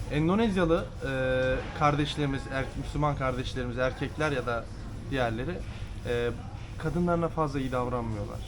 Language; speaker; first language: Turkish; native; Turkish